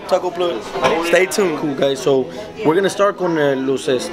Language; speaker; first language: English; early bilingual, other home language; Spanish